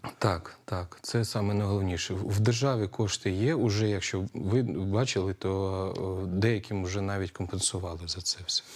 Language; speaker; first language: Ukrainian; native; Ukrainian